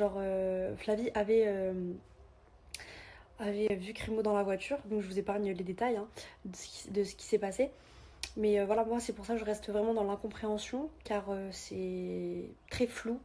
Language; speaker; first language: French; native; French